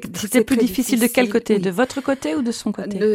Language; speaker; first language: French; native; French